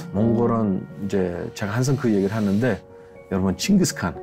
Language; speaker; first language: Korean; non-native, fluent; Mongolian